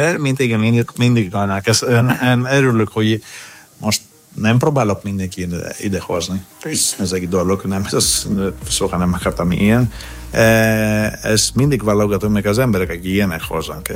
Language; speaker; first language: Hungarian; non-native, learner; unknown